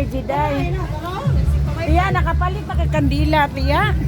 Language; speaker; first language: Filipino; non-native, local second language; Cebuano